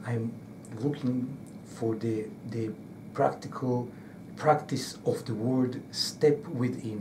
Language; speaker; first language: English; non-native, fluent; Hebrew